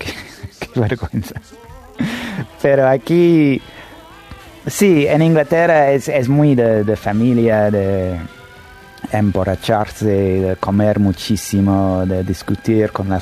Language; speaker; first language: Spanish; non-native, fluent; English